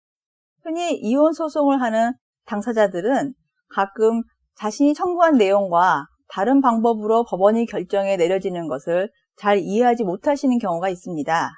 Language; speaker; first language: Korean; native; Korean